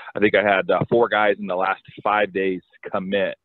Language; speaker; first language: English; native; English